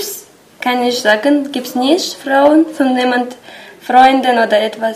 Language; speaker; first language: German; non-native, learner; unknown